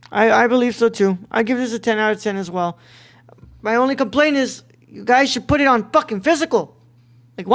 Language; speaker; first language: English; native; English